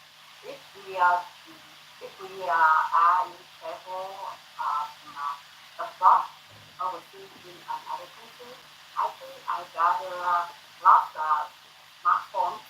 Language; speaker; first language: English; non-native, learner; Thai